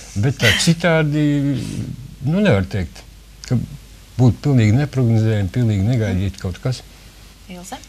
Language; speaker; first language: Latvian; native; Latvian